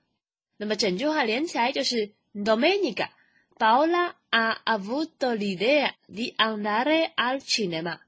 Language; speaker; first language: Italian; non-native, fluent; Chinese